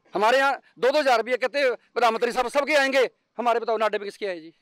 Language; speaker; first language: Hindi; native; Hindi